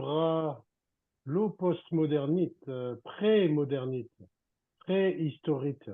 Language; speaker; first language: Hebrew; non-native, learner; French